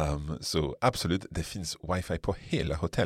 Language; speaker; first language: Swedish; non-native, learner; English